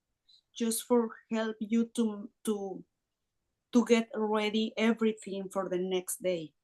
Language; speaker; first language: English; non-native, learner; Spanish